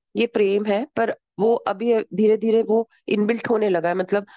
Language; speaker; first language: Hindi; native; Hindi